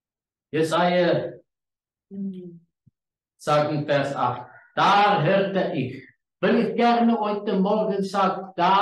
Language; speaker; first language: German; non-native, learner; Afrikaans